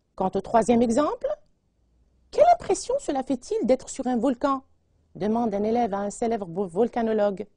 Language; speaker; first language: French; non-native, local second language; Arabic